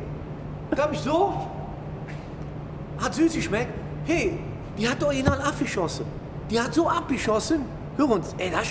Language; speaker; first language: German; native; German